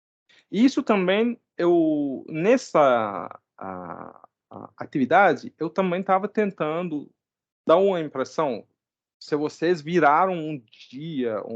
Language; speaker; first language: Portuguese; non-native, fluent; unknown